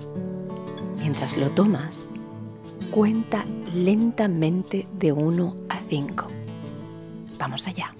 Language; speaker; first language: Spanish; native; Spanish